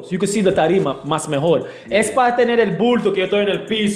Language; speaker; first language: Spanish; early bilingual, heritage; Spanish